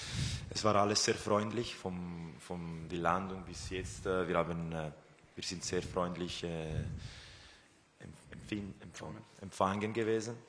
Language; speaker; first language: German; non-native, fluent; Italian